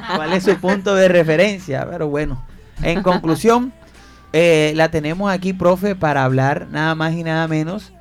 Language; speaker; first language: Spanish; native; Spanish